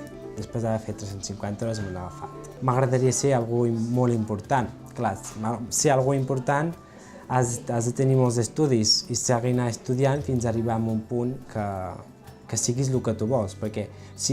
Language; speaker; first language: Catalan; early bilingual, other home language; Georgian